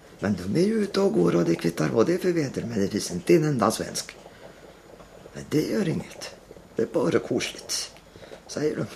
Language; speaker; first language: Swedish; native; Swedish